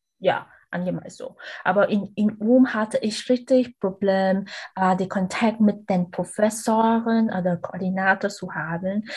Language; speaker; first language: German; non-native, learner; Vietnamese